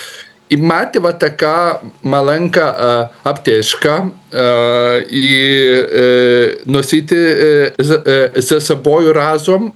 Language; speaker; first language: Ukrainian; non-native, learner; Lithuanian